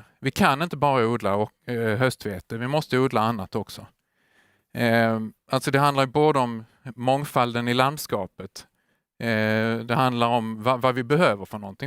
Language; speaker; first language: Swedish; native; Swedish